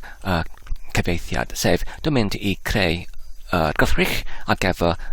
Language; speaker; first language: Welsh; non-native, learner; English